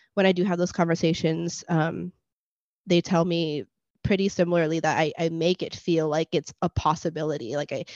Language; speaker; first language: English; non-native, fluent; Spanish